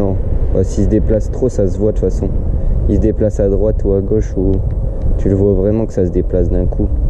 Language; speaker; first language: French; native; French